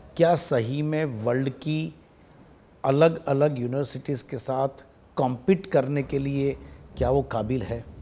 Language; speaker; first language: Hindi; non-native, local second language; Gujarati